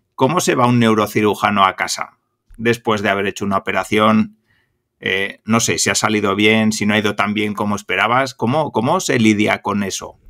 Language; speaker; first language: Spanish; native; Spanish